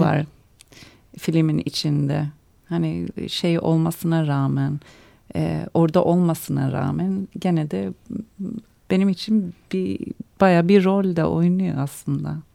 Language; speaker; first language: Turkish; early bilingual, heritage; Turkish